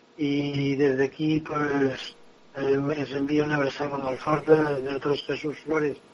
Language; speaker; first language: Catalan; non-native, local second language; Spanish